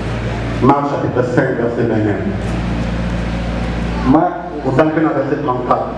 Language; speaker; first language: French; non-native, local second language; Lingala